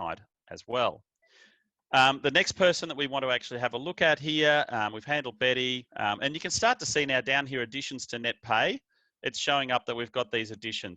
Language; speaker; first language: English; native; English